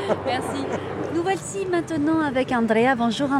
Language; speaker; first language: French; native; French